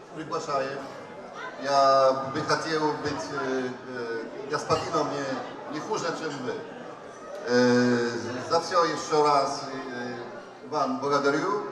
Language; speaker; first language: Russian; non-native, learner; Polish